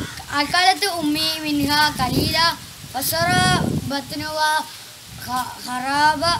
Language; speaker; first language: Arabic; non-native, learner; Malayalam